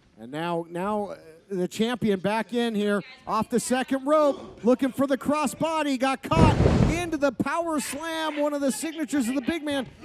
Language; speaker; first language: English; native; English